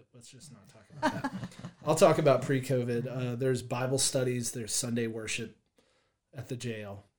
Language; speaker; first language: English; native; English